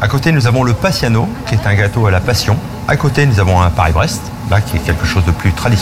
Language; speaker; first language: French; native; French